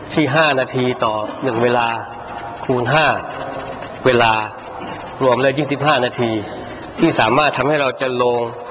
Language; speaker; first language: Thai; non-native, local second language; Pattani Malay